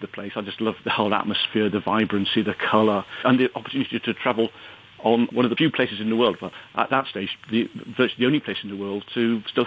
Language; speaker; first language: English; native; English